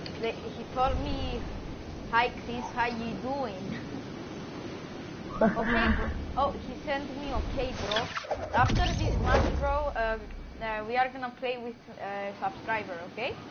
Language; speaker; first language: English; non-native, learner; Greek